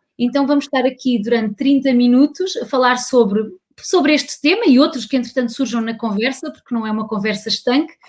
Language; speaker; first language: Portuguese; native; Portuguese